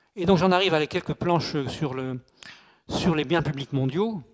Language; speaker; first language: French; native; French